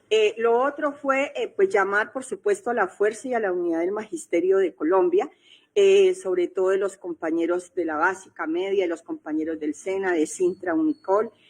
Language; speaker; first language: Spanish; native; Spanish